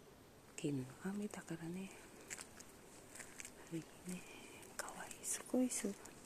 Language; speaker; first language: Japanese; non-native, learner; Filipino